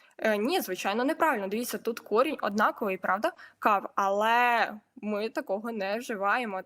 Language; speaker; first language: Ukrainian; native; Ukrainian